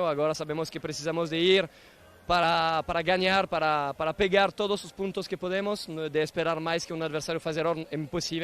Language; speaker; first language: Portuguese; non-native, fluent; Italian